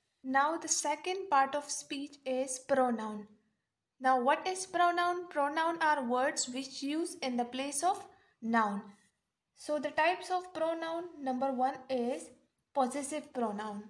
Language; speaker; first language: English; non-native, local second language; Urdu